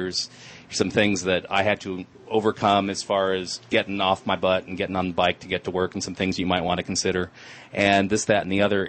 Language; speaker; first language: English; native; English